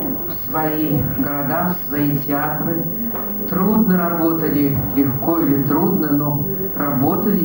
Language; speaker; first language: Russian; native; Russian